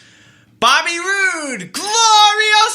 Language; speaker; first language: English; native; English